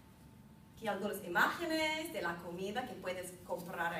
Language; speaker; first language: Spanish; non-native, fluent; English